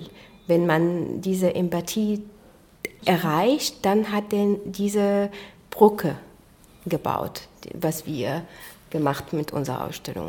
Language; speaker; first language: German; non-native, fluent; Arabic